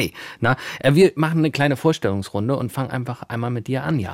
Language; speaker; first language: German; native; German